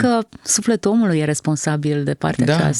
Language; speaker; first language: Romanian; native; Romanian